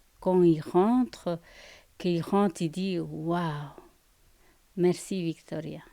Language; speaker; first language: French; non-native, fluent; Spanish